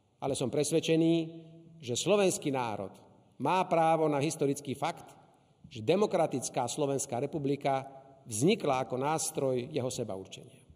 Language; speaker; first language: Slovak; native; Slovak